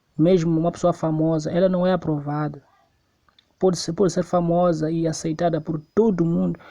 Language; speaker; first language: Portuguese; non-native, local second language; Tsonga